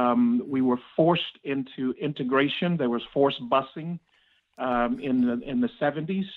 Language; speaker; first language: English; native; English